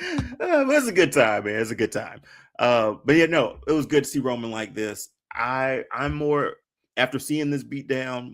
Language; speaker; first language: English; native; English